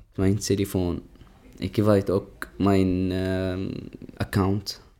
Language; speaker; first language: Dutch; non-native, learner; Arabic